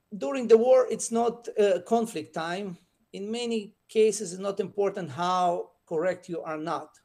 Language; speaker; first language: English; non-native, fluent; Russian